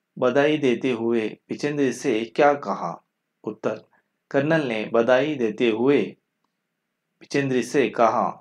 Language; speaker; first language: Hindi; non-native, local second language; Kannada